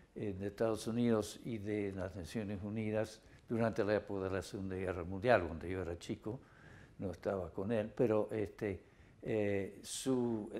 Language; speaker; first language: Spanish; non-native, fluent; English